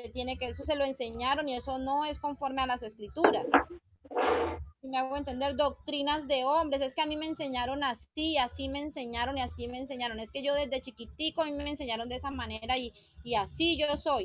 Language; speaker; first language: Spanish; native; Spanish